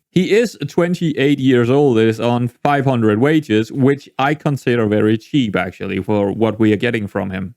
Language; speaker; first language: English; non-native, fluent; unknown